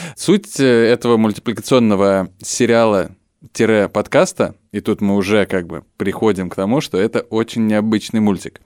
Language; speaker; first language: Russian; native; Russian